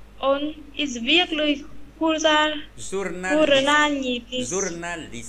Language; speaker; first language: Russian; non-native, learner; Vietnamese